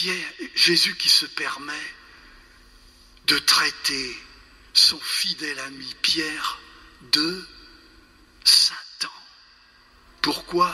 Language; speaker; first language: French; native; French